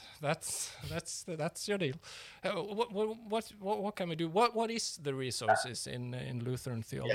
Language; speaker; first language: English; non-native, fluent; Norwegian